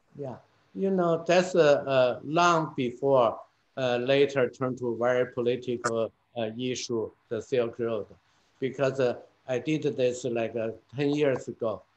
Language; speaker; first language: English; non-native, fluent; Chinese